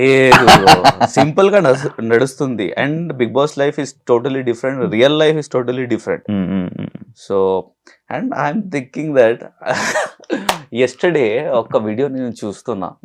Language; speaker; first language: Telugu; non-native, learner; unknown